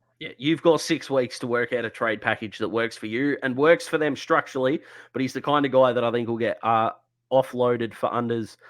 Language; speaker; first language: English; native; English